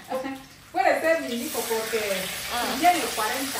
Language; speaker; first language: Spanish; non-native, learner; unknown